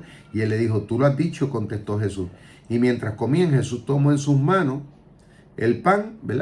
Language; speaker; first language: Spanish; native; Spanish